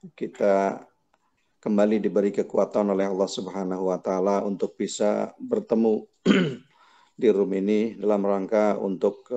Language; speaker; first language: Indonesian; native; Indonesian